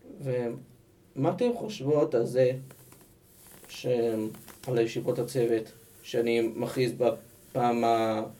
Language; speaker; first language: Hebrew; native; Hebrew